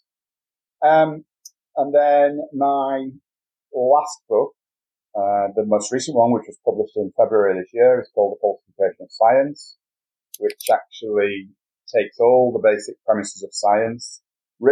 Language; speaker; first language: English; native; English